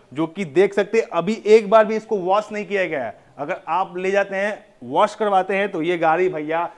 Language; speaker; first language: Hindi; native; Hindi